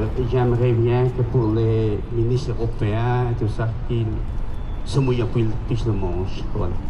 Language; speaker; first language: French; early bilingual, other home language; Khmer